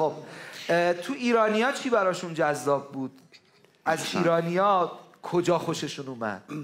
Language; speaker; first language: Persian; native; Persian